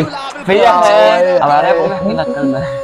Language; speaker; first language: Arabic; native; Arabic